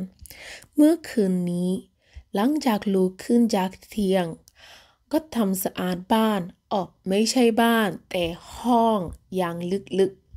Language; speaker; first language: Thai; non-native, learner; English